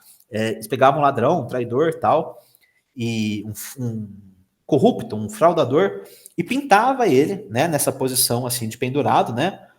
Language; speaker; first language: Portuguese; native; Portuguese